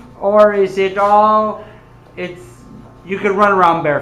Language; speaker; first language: English; native; English